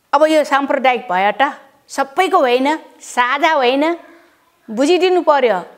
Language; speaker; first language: Nepali; non-native, local second language; Newari